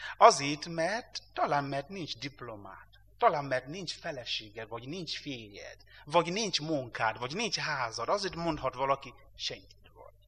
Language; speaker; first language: Hungarian; non-native, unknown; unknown